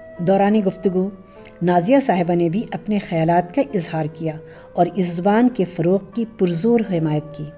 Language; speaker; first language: Urdu; native; Urdu